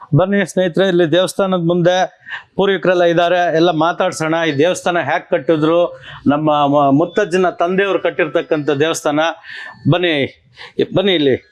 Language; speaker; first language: Kannada; native; Kannada